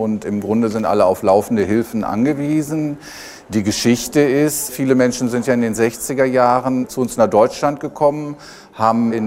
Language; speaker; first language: German; native; German